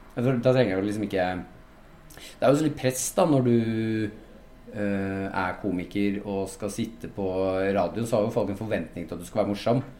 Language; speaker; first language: Norwegian; native; Norwegian